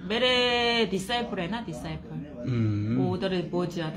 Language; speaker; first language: Hindi; non-native, learner; Korean